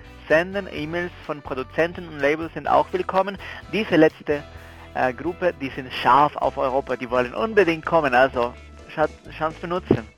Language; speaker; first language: German; non-native, fluent; Spanish